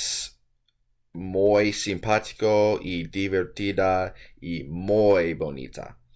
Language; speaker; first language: Spanish; non-native, learner; English